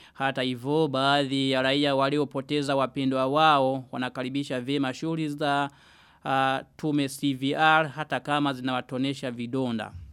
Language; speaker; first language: Swahili; non-native, local second language; Rundi